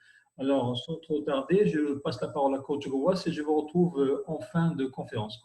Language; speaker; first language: French; non-native, local second language; Arabic